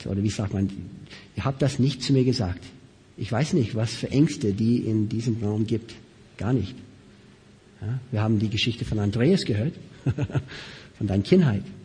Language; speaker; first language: German; non-native, fluent; English